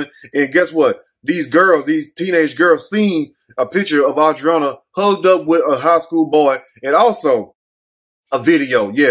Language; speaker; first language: English; native; English